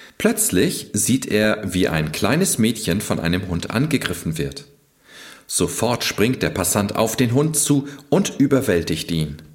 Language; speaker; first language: German; native; German